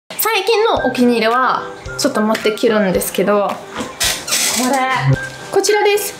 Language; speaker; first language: Japanese; non-native, fluent; Italian